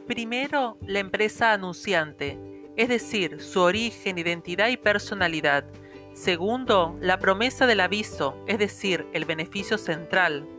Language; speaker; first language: Spanish; native; Spanish